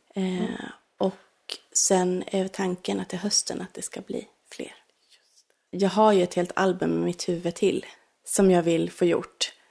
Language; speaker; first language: Swedish; native; Swedish